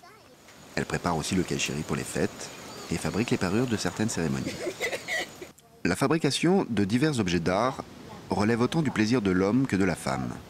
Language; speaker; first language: French; native; French